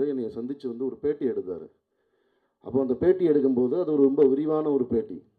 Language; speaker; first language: Tamil; native; Tamil